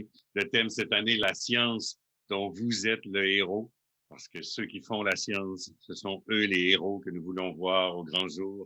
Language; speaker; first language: French; native; French